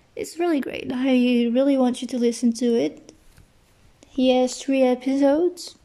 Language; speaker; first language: English; non-native, fluent; Portuguese